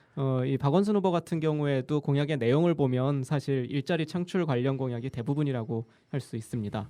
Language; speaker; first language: Korean; native; Korean